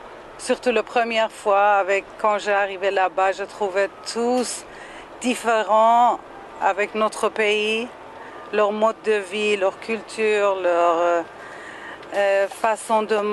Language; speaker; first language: French; non-native, learner; Persian